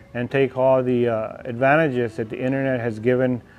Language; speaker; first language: English; native; English